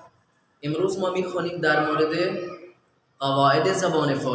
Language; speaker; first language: Persian; non-native, fluent; Urdu